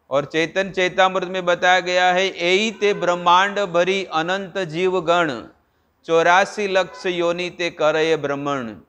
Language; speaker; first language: Hindi; non-native, local second language; Gujarati